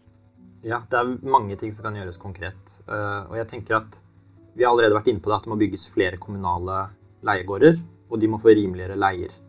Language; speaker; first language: Norwegian; native; Norwegian